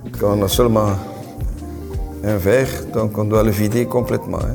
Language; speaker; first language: French; non-native, local second language; Dutch